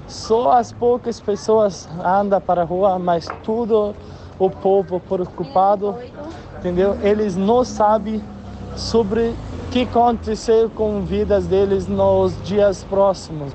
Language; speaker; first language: Portuguese; non-native, learner; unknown